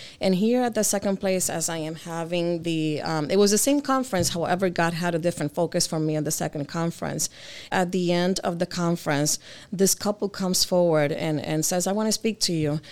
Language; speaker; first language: English; native; English